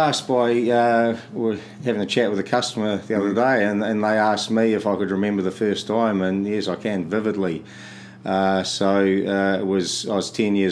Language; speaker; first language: English; native; English